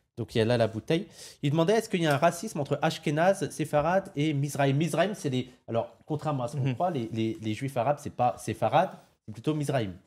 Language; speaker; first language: French; native; French